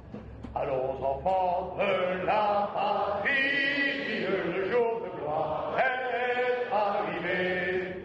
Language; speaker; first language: French; native; French